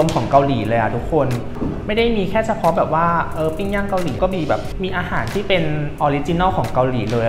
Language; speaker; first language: Thai; native; Thai